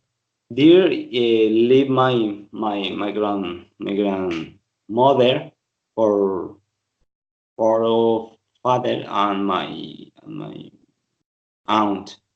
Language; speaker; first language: English; non-native, learner; Spanish